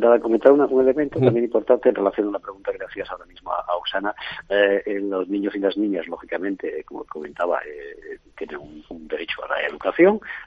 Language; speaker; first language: Spanish; native; Spanish